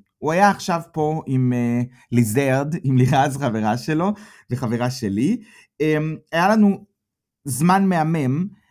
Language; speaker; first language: Hebrew; native; Hebrew